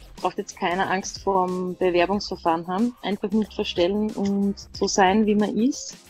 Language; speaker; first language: German; native; German